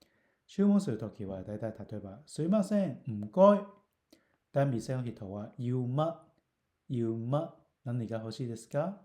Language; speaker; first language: Japanese; non-native, fluent; Cantonese